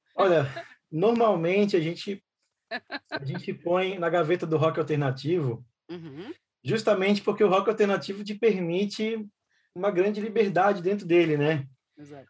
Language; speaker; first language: Portuguese; native; Portuguese